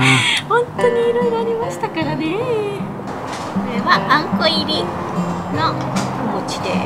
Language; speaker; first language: Japanese; native; Japanese